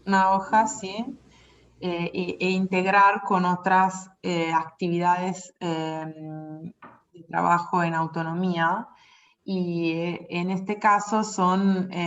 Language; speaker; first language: Spanish; non-native, fluent; Italian